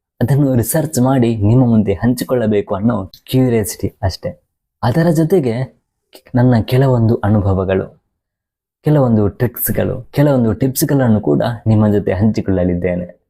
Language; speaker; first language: Kannada; native; Kannada